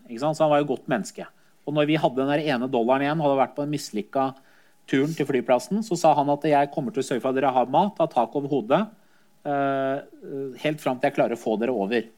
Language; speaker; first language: Norwegian; early bilingual, other home language; Persian